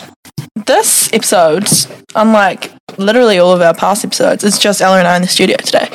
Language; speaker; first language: English; native; English